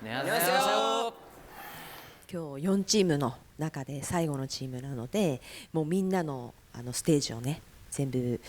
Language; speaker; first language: Japanese; native; Japanese